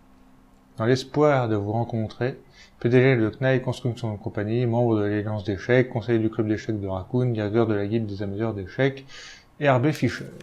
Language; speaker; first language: French; native; French